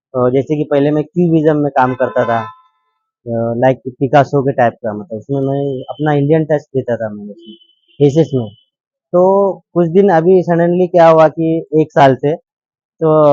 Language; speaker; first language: Hindi; native; Hindi